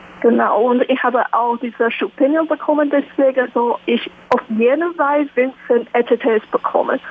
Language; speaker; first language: German; non-native, learner; Chinese